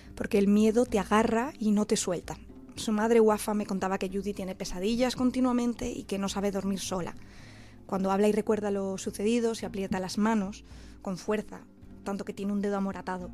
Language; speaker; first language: Spanish; native; Spanish